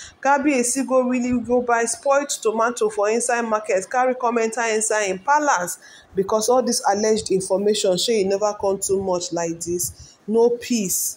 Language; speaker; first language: Nigerian Pidgin; non-native, local second language; Yoruba